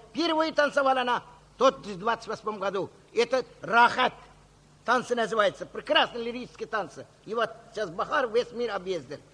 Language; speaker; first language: Russian; non-native, local second language; Uzbek